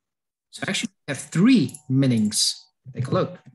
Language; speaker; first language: English; non-native, fluent; Polish